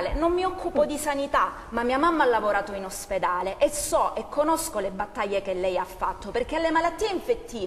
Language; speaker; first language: Italian; native; Italian